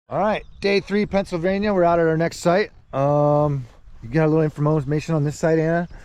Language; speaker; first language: English; native; English